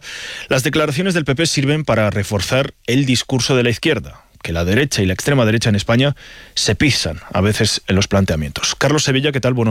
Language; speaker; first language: Spanish; native; Spanish